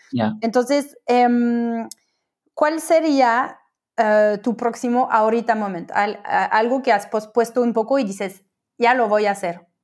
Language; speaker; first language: Spanish; non-native, fluent; French